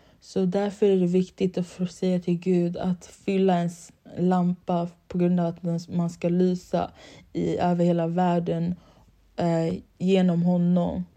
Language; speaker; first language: Swedish; early bilingual, other home language; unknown